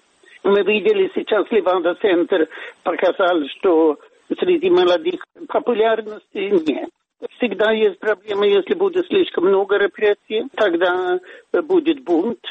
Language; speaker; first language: Russian; non-native, fluent; Swedish